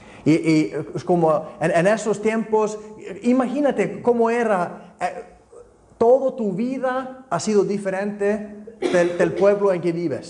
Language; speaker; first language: Spanish; non-native, fluent; Icelandic